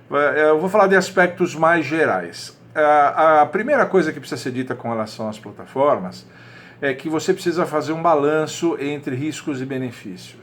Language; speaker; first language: Portuguese; native; Portuguese